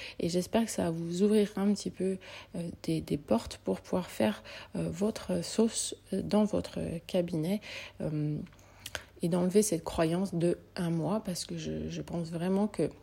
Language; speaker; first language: French; native; French